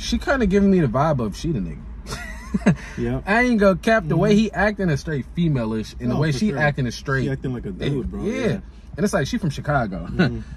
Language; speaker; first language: English; native; English